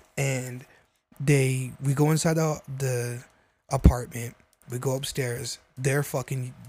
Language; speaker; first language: English; native; English